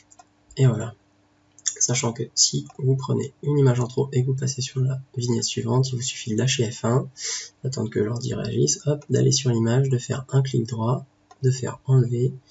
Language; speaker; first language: French; native; French